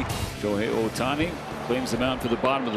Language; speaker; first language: English; native; English